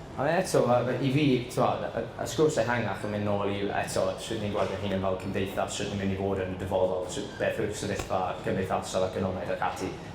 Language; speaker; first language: Welsh; non-native, local second language; English